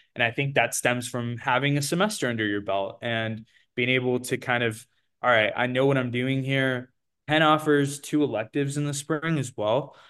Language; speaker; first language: English; early bilingual, other home language; Portuguese